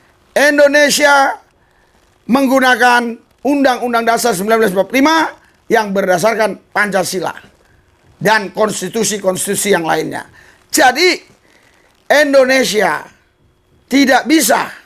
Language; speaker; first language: Indonesian; native; Indonesian